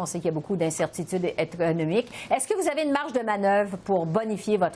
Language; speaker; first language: French; native; French